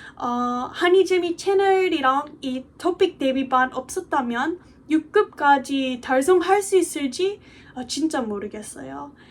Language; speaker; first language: Korean; non-native, fluent; English